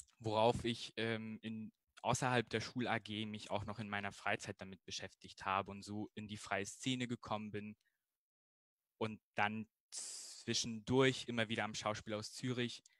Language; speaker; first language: German; early bilingual, other home language; Spanish